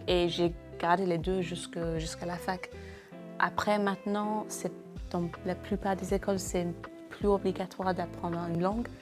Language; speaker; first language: French; non-native, fluent; English